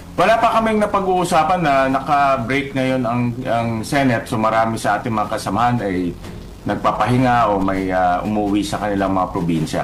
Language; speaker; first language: Filipino; native; Filipino